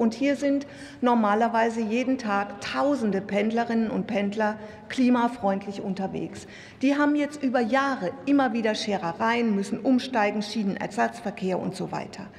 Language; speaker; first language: German; native; German